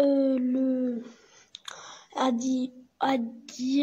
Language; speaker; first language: French; non-native, learner; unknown